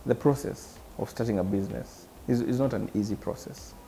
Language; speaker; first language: English; non-native, local second language; Swahili